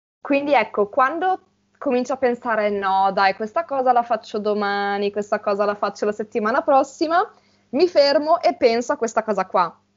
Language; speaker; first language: Italian; native; Italian